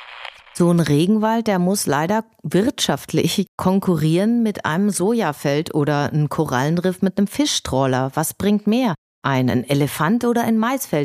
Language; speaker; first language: German; native; German